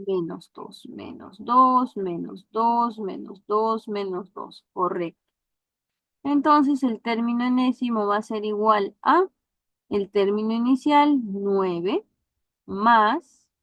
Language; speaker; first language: Spanish; native; Spanish